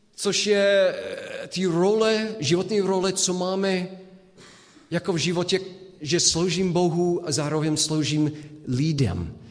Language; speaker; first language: Czech; non-native, fluent; English